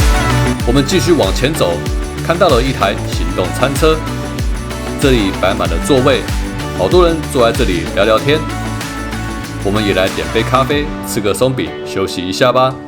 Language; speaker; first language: Chinese; native; Chinese